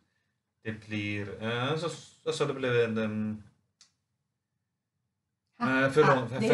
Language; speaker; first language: Swedish; non-native, fluent; Finnish